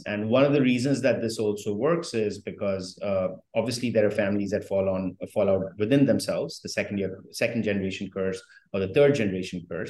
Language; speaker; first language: English; non-native, local second language; Hindi